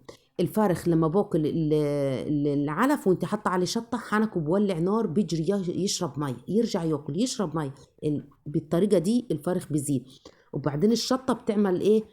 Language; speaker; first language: Arabic; native; Arabic